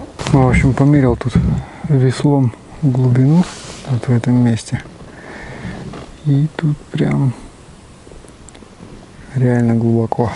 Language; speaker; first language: Russian; native; Russian